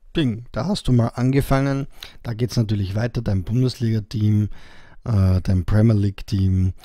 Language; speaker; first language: German; native; German